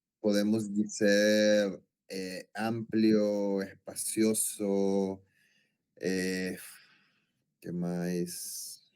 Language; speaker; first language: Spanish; non-native, learner; Portuguese